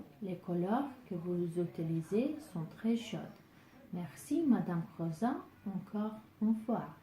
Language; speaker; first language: French; non-native, learner; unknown